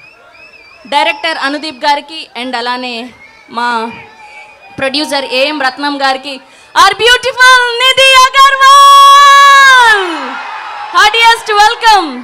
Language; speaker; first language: Telugu; native; Telugu